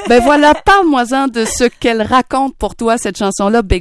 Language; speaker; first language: French; native; French